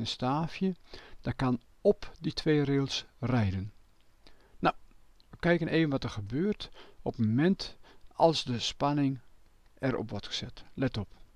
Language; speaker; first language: Dutch; native; Dutch